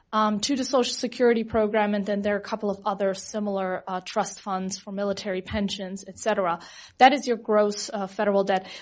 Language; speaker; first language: English; non-native, fluent; German